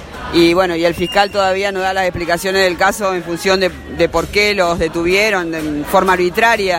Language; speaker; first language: Spanish; native; Spanish